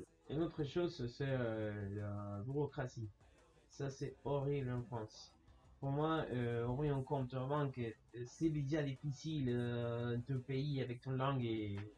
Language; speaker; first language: French; non-native, learner; Spanish